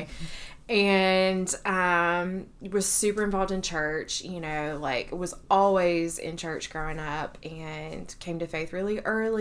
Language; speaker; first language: English; native; English